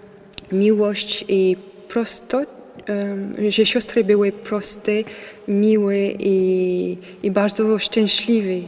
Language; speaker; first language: Polish; non-native, learner; French